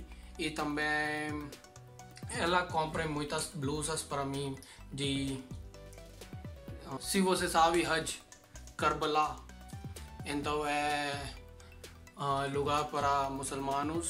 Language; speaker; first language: Portuguese; non-native, learner; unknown